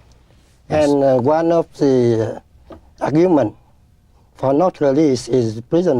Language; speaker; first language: English; non-native, fluent; Vietnamese